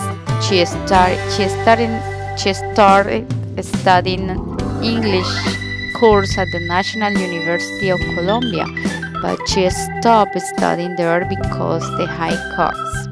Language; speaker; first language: English; non-native, learner; Spanish